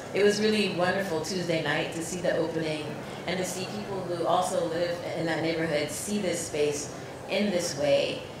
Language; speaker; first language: English; native; English